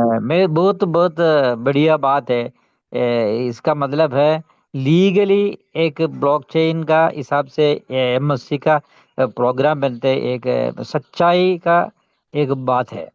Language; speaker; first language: Hindi; non-native, local second language; Malayalam